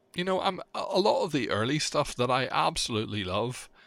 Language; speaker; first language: English; native; English